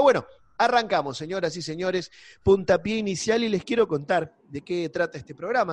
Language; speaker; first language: Spanish; native; Spanish